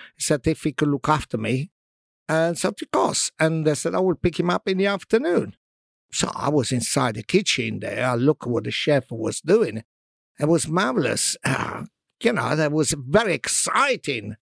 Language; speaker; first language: English; non-native, fluent; Italian